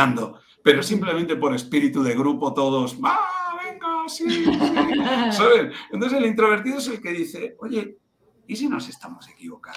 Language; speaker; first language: Spanish; native; Spanish